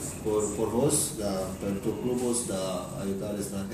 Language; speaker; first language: Spanish; non-native, learner; Romanian